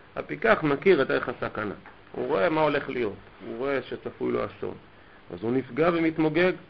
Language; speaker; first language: Hebrew; native; Hebrew